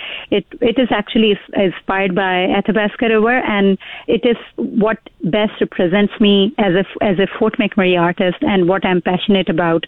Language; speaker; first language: English; non-native, local second language; Urdu